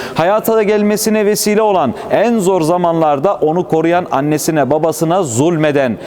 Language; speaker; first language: Turkish; native; Turkish